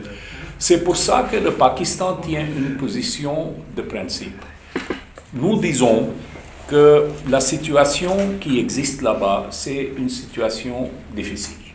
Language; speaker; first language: French; non-native, fluent; Urdu